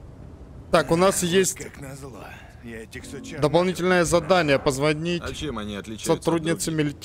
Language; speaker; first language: Russian; native; Russian